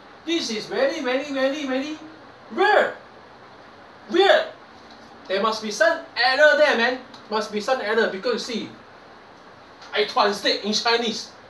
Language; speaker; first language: English; non-native, local second language; Chinese